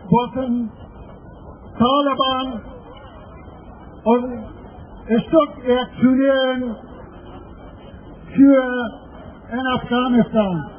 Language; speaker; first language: German; non-native, fluent; Persian